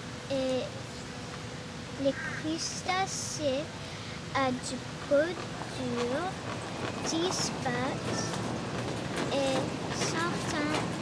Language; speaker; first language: French; non-native, learner; English